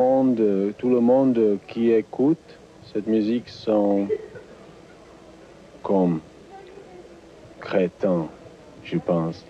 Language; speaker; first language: French; non-native, learner; Czech